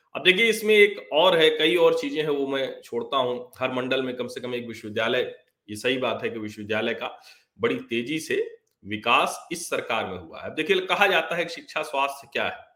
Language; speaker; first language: Hindi; native; Hindi